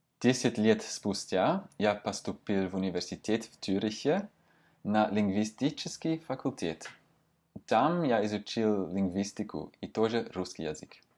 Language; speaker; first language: Russian; non-native, fluent; Swiss German